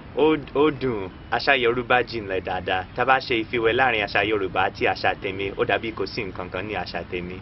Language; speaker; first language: Yoruba; non-native, fluent; English